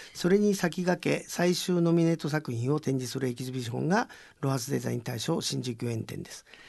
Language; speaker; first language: Japanese; native; Japanese